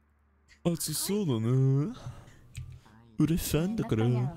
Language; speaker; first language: Japanese; non-native, learner; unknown